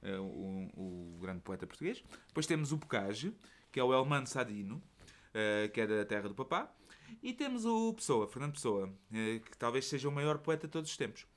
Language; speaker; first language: Portuguese; native; Portuguese